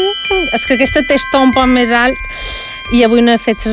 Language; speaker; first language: Spanish; non-native, fluent; Chinese